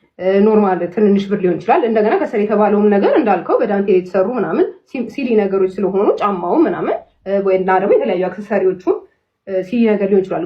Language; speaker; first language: Amharic; native; Amharic